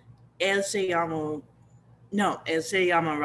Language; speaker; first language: Spanish; non-native, learner; English